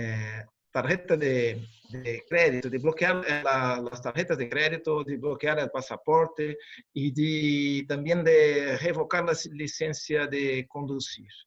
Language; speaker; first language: Spanish; non-native, fluent; Portuguese